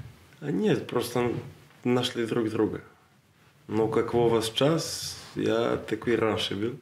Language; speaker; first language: Russian; non-native, learner; Serbian